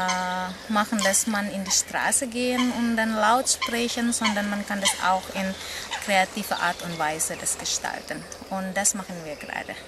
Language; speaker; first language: German; non-native, fluent; Indonesian